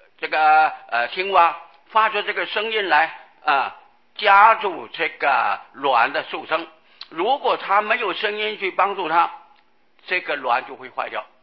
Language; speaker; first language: Chinese; non-native, local second language; Hakka Chinese